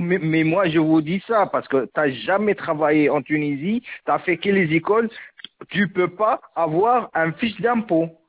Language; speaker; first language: French; non-native, local second language; Arabic